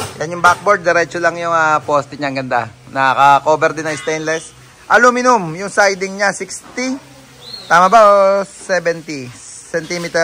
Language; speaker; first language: Filipino; native; Filipino